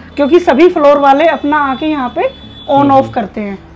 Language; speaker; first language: Hindi; native; Hindi